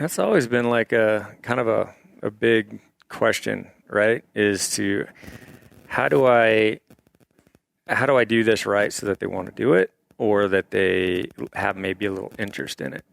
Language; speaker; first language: English; native; English